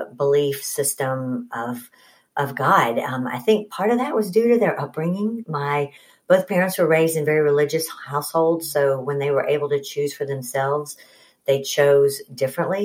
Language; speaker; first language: English; native; English